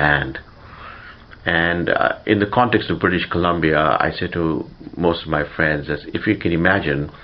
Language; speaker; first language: English; non-native, local second language; Gujarati